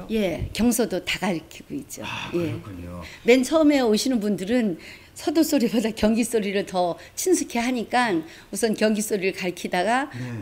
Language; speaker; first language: Korean; native; Korean